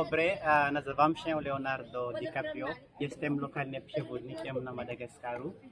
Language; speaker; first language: Polish; non-native, learner; Malagasy